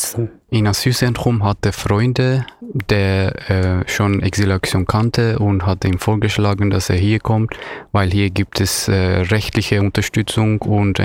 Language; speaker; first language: German; non-native, fluent; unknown